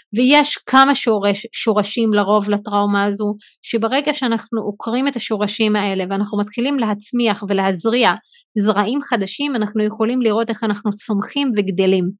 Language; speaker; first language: Hebrew; non-native, local second language; Arabic